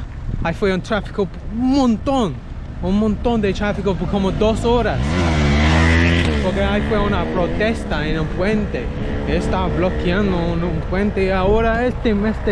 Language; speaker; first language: Spanish; non-native, learner; English